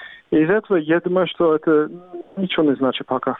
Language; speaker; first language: Russian; non-native, fluent; English